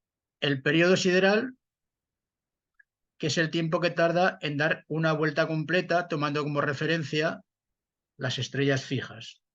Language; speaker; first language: Spanish; native; Spanish